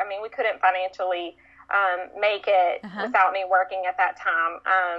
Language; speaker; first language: English; native; English